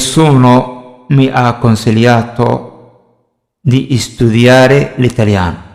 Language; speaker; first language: Italian; non-native, fluent; Somali